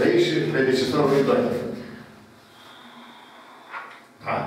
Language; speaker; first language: Romanian; native; Romanian